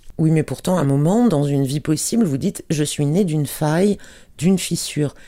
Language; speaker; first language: French; native; French